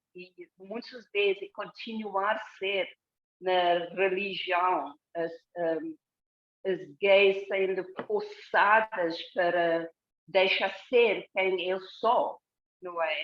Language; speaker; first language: Portuguese; non-native, fluent; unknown